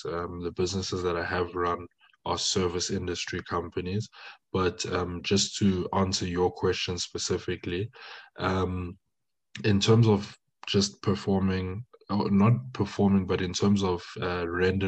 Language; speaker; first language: English; non-native, local second language; French